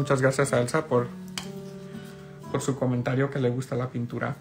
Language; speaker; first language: Spanish; early bilingual, heritage; Spanish